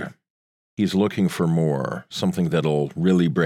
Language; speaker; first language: English; native; English